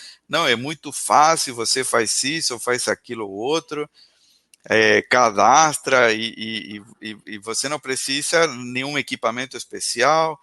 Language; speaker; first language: Portuguese; non-native, fluent; Spanish